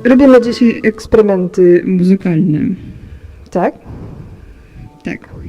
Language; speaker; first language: Polish; non-native, fluent; Ukrainian